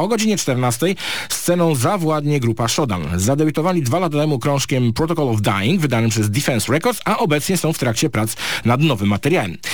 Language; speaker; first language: Polish; native; Polish